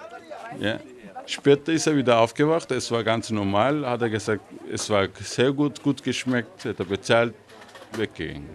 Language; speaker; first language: German; non-native, learner; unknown